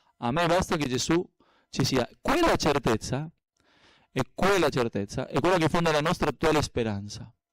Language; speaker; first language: Italian; non-native, fluent; Spanish